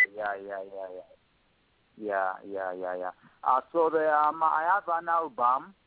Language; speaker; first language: English; non-native, local second language; Ganda